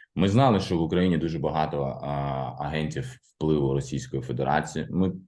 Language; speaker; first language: Ukrainian; native; Ukrainian